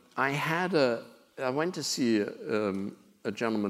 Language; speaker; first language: English; native; English